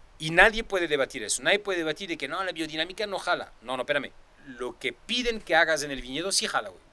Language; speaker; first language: Spanish; non-native, fluent; French